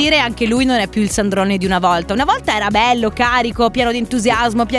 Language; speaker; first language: Italian; native; Italian